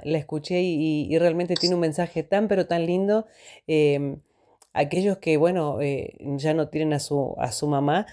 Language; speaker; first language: Spanish; native; Spanish